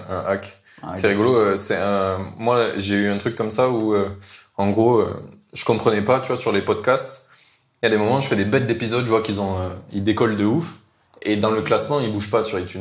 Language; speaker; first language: French; native; French